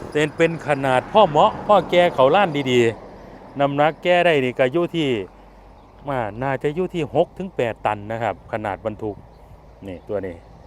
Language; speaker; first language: Thai; native; Thai